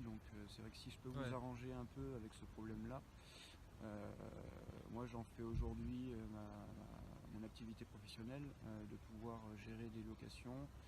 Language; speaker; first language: French; native; French